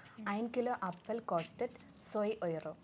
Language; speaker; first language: German; non-native, learner; Malayalam